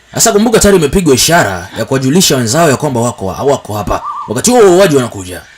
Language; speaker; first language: Swahili; native; Swahili